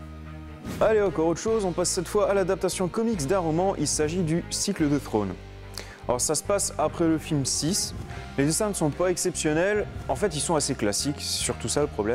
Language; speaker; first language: French; native; French